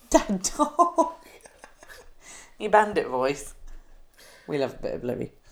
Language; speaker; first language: English; native; English